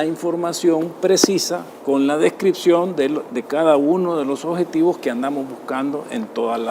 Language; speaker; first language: Spanish; native; Spanish